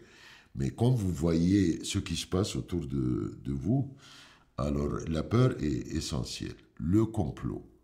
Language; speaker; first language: French; non-native, fluent; Arabic